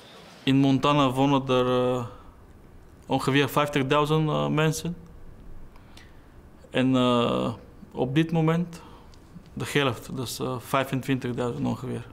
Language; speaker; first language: Dutch; non-native, fluent; Bulgarian